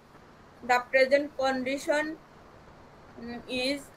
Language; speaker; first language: English; non-native, learner; Bangla